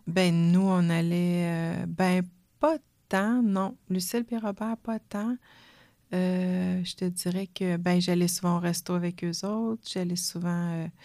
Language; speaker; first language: French; native; French